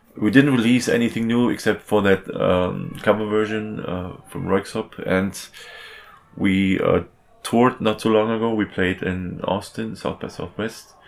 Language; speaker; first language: English; non-native, fluent; German